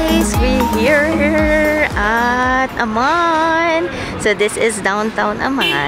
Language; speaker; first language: English; non-native, local second language; Filipino